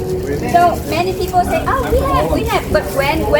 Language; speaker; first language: English; non-native, learner; Vietnamese